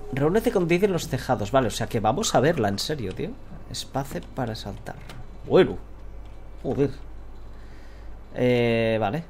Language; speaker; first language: Spanish; native; Spanish